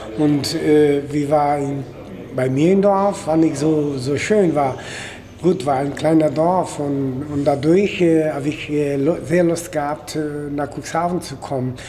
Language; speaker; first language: German; early bilingual, other home language; Portuguese